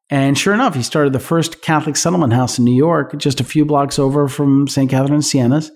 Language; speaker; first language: English; native; English